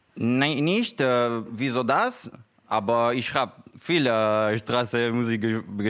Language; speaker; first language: German; non-native, learner; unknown